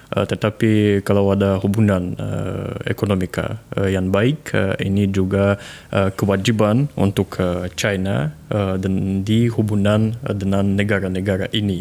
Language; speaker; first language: Indonesian; non-native, fluent; Russian